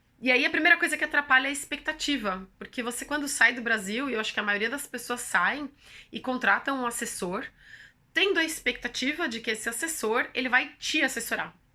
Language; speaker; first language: Portuguese; native; Portuguese